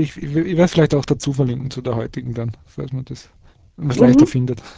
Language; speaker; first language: German; early bilingual, other home language; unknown